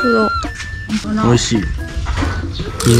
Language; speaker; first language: Japanese; native; Japanese